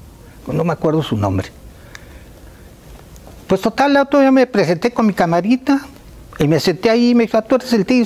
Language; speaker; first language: Spanish; native; Spanish